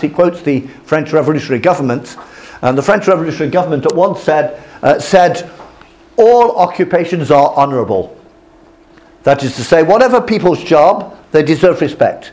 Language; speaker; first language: English; native; English